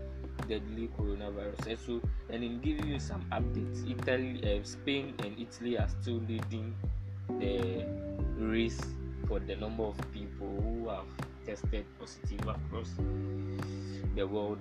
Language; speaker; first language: English; non-native, local second language; Akan